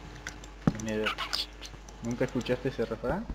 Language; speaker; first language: Spanish; native; Spanish